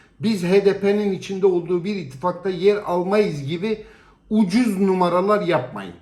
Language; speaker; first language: Turkish; native; Turkish